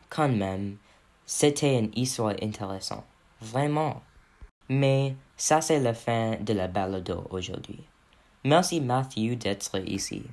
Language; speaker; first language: French; non-native, learner; English